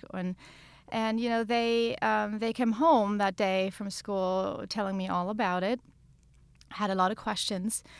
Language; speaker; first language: English; non-native, fluent; German